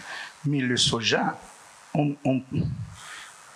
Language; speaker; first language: French; non-native, fluent; Portuguese